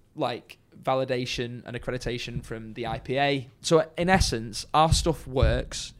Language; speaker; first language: English; native; English